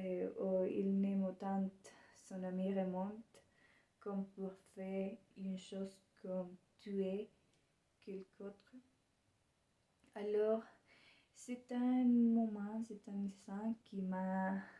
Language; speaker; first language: French; non-native, learner; Spanish